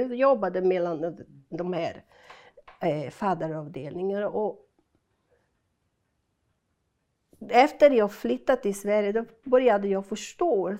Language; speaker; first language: Swedish; non-native, fluent; Portuguese